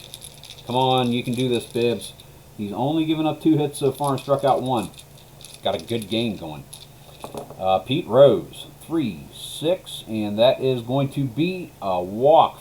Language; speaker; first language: English; native; English